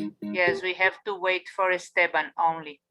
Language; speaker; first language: English; non-native, fluent; Spanish